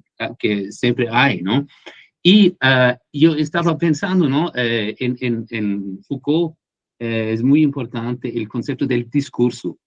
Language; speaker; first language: Spanish; non-native, fluent; Portuguese